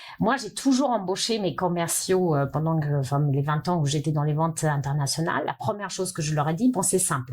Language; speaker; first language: French; non-native, fluent; German